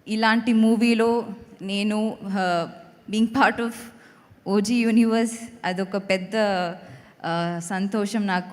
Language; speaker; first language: Telugu; non-native, local second language; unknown